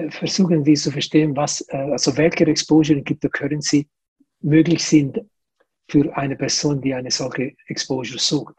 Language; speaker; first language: German; non-native, fluent; Italian